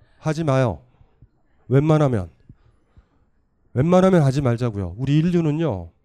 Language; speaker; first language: Korean; native; Korean